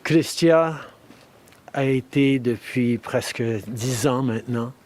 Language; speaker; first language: French; native; French